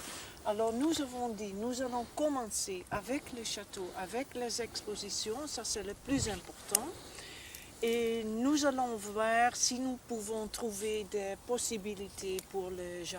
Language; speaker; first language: French; non-native, learner; Dutch